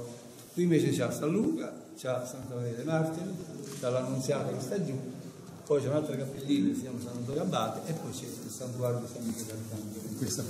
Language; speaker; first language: Italian; native; Italian